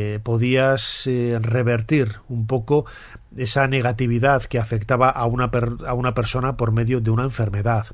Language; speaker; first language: Spanish; native; Spanish